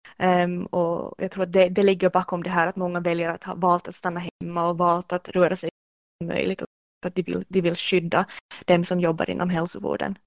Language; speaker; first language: Swedish; native; Swedish